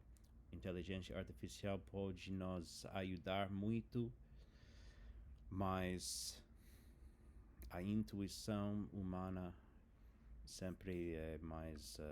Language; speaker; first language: Portuguese; non-native, fluent; English